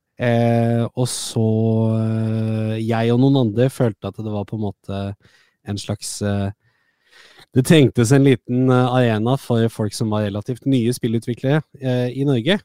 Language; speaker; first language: Norwegian; native; Norwegian